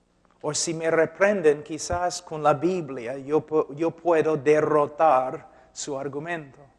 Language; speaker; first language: Spanish; non-native, fluent; English